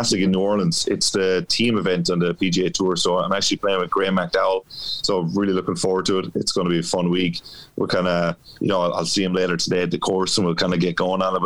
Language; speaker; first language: English; native; English